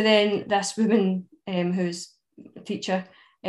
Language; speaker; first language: English; native; English